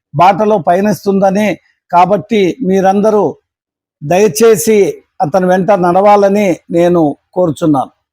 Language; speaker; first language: Telugu; native; Telugu